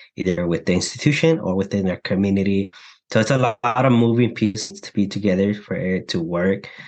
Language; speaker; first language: English; early bilingual, other home language; Mixtepec Mixtec